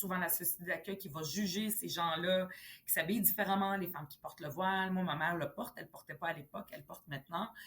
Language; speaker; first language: French; early bilingual, other home language; Arabic